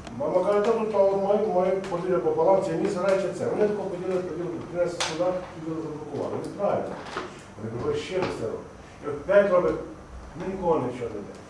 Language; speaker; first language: Ukrainian; native; Ukrainian